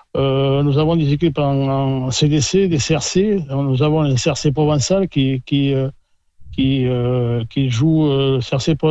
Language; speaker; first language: French; native; French